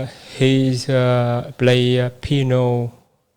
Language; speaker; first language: English; non-native, learner; Vietnamese